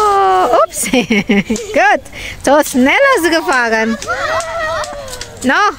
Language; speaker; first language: German; non-native, learner; Indonesian